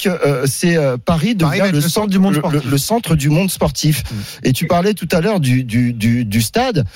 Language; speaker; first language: French; native; French